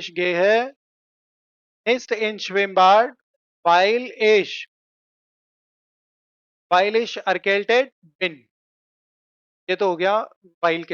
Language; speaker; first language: German; non-native, fluent; Hindi